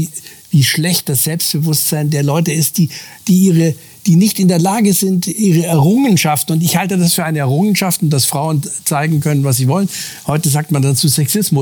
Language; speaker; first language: German; native; German